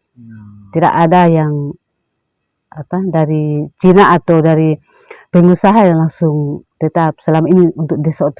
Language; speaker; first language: Indonesian; non-native, local second language; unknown